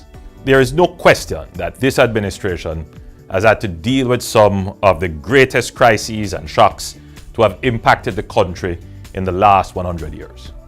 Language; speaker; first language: English; native; English